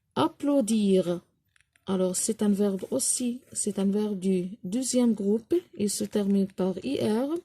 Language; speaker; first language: French; non-native, local second language; Arabic